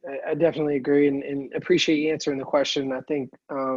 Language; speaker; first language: English; native; English